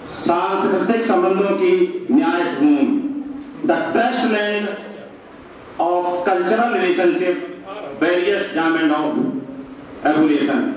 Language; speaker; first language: Hindi; native; Hindi